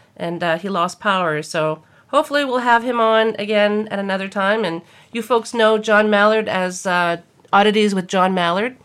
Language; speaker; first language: English; native; English